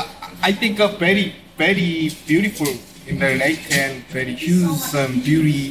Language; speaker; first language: English; non-native, learner; Korean